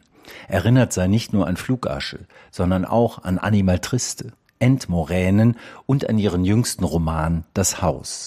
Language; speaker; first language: German; native; German